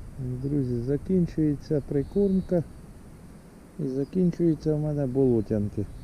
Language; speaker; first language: Ukrainian; native; Ukrainian